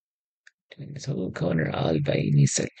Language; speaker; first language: English; native; English